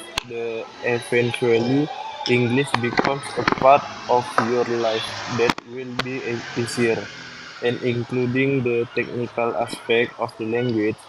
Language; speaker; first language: English; non-native, learner; Indonesian